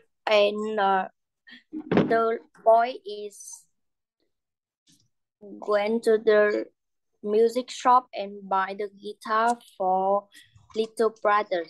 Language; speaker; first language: English; non-native, learner; Vietnamese